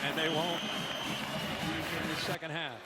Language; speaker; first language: English; native; English